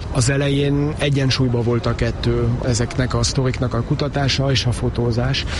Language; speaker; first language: Hungarian; early bilingual, heritage; Hungarian